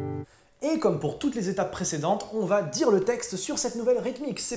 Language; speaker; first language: French; native; French